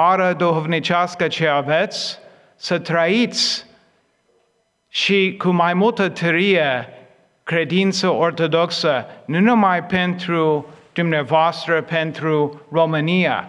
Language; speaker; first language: Romanian; non-native, fluent; English